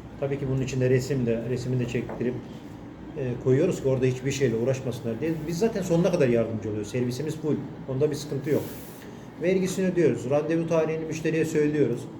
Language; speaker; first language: Turkish; native; Turkish